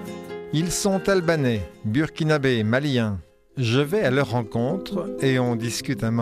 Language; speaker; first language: French; native; French